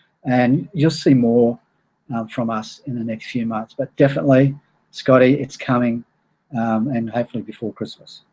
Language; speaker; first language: English; native; English